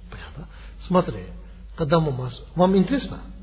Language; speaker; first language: Russian; non-native, learner; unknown